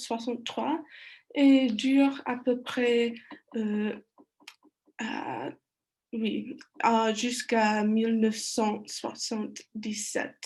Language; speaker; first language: French; non-native, learner; English